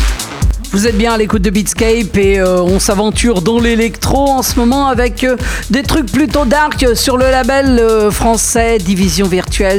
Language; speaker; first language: French; native; French